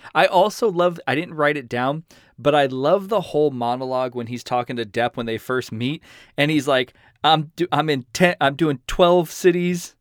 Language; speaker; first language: English; native; English